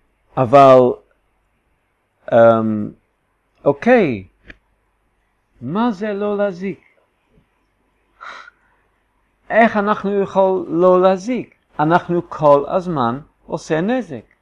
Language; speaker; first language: Hebrew; non-native, fluent; English